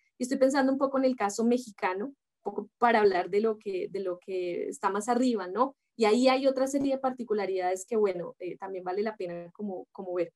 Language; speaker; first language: Spanish; native; Spanish